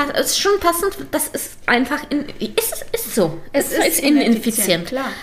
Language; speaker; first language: German; native; German